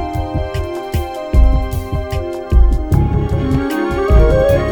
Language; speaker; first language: English; native; English